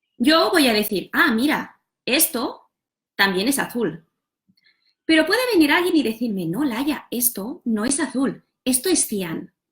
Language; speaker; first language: Spanish; non-native, local second language; Catalan